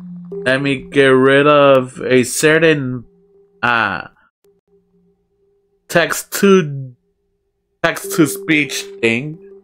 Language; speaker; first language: English; early bilingual, other home language; Spanish